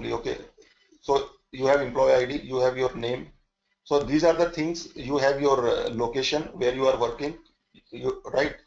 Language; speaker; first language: English; non-native, local second language; Hindi